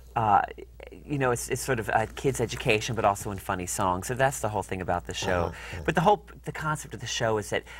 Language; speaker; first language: English; native; English